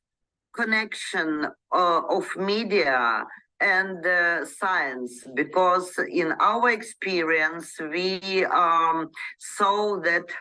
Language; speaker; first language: English; non-native, learner; Ukrainian